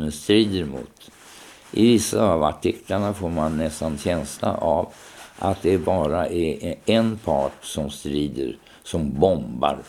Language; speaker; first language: Swedish; native; Swedish